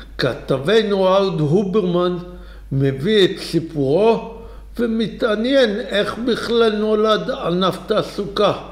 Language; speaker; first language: Hebrew; native; Hebrew